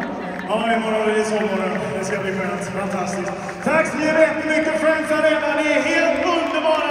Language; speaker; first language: Swedish; native; Swedish